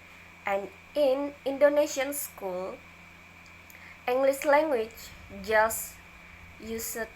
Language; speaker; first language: English; non-native, learner; Indonesian